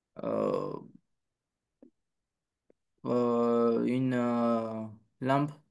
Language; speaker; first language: French; non-native, learner; Romanian